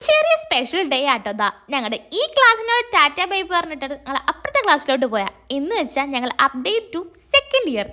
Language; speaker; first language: Malayalam; native; Malayalam